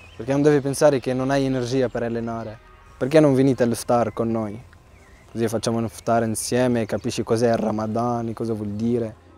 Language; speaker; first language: Italian; non-native, learner; Arabic